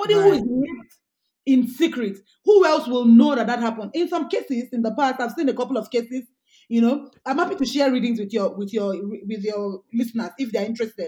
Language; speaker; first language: English; non-native, local second language; Yoruba